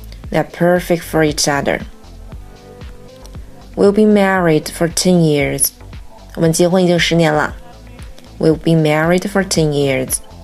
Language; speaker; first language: English; non-native, fluent; Chinese